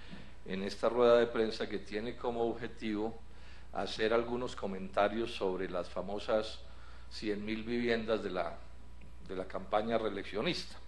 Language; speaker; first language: Spanish; native; Spanish